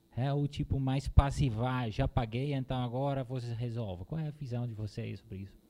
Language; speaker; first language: Portuguese; non-native, fluent; Dutch